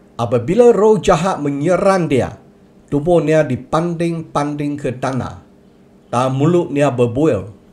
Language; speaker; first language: Malay; non-native, local second language; Chinese